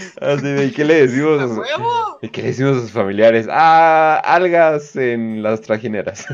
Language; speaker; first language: Spanish; native; Spanish